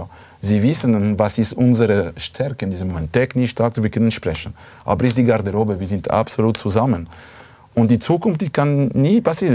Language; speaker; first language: German; non-native, fluent; Italian